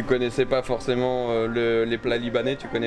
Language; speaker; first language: French; native; French